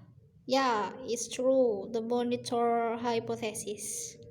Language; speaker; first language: English; non-native, learner; Indonesian